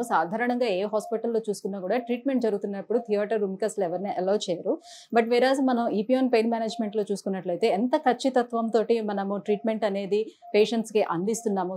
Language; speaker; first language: Telugu; native; Telugu